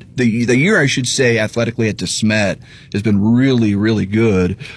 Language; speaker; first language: English; native; English